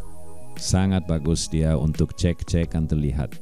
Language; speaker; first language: Indonesian; non-native, fluent; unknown